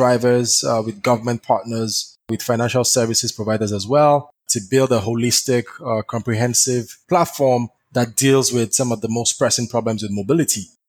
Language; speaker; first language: English; non-native, local second language; Yoruba